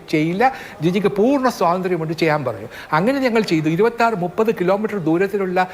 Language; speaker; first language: Malayalam; native; Malayalam